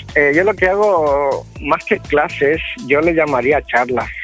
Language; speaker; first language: Spanish; native; Spanish